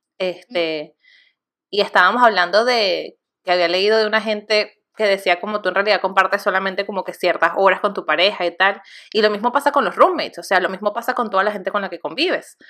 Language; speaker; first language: Spanish; native; Spanish